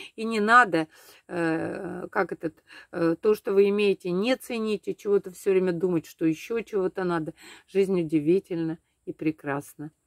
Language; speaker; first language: Russian; native; Russian